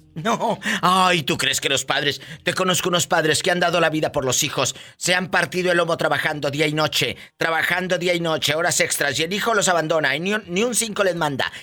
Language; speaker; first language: Spanish; native; Spanish